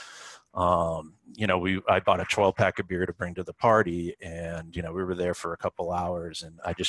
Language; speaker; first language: English; native; English